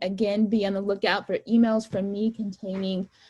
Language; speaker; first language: English; native; English